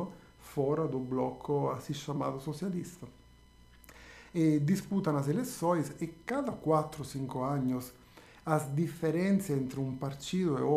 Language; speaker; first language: Portuguese; non-native, fluent; Italian